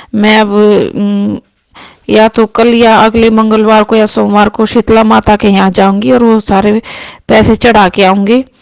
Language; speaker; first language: Hindi; non-native, local second language; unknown